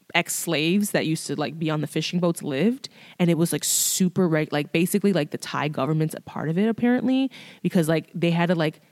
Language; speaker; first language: English; early bilingual, other home language; Thai